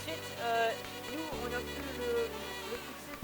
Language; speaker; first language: French; native; French